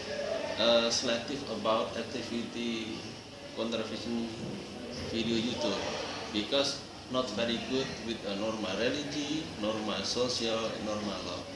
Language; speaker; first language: English; non-native, learner; Indonesian